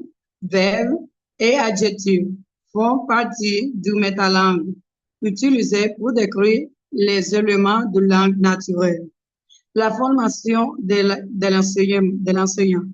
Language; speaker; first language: French; non-native, learner; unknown